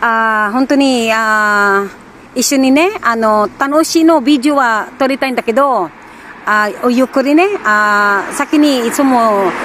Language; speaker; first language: Japanese; non-native, learner; Filipino